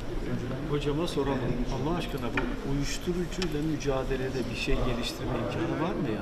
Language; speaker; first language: Turkish; native; Turkish